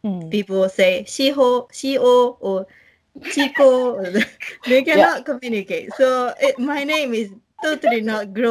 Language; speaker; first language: English; non-native, learner; Japanese